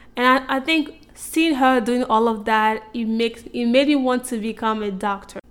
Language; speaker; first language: English; non-native, fluent; French